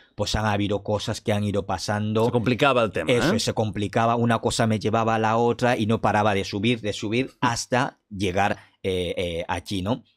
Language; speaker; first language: Spanish; non-native, fluent; French